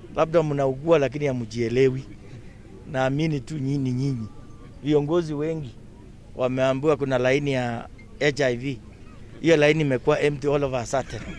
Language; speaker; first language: Swahili; non-native, local second language; Kalenjin